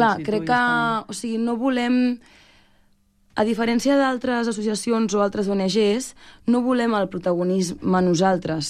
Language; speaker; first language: Catalan; native; Catalan